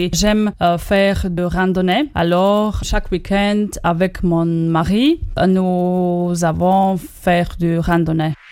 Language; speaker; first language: French; non-native, learner; Slovak